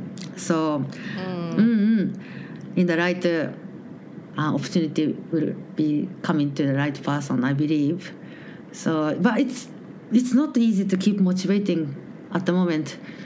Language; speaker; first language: English; non-native, learner; Japanese